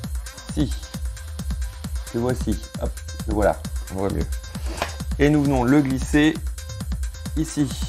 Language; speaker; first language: French; native; French